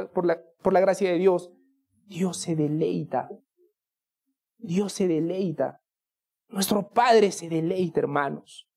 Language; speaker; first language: Spanish; native; Spanish